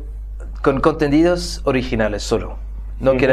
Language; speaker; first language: Spanish; non-native, fluent; French